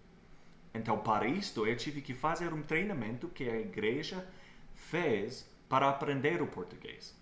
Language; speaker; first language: Portuguese; non-native, fluent; English